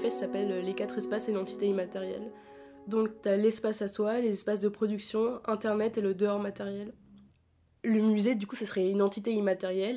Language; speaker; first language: French; native; French